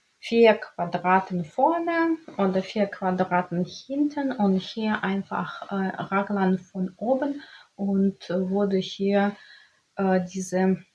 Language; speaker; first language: German; non-native, learner; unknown